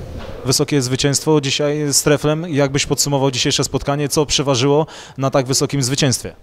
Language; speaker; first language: Polish; native; Polish